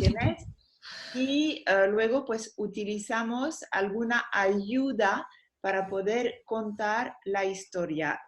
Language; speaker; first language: Spanish; non-native, fluent; French